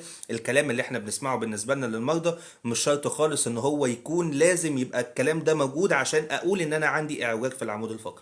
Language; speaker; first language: Arabic; native; Arabic